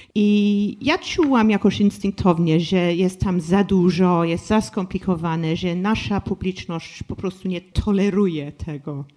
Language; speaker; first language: Polish; non-native, fluent; English